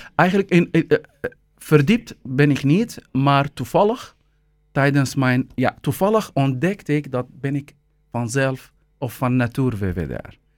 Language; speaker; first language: Dutch; non-native, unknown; Arabic